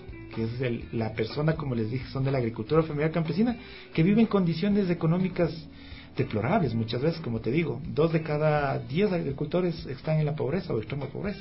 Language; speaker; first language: Spanish; native; Spanish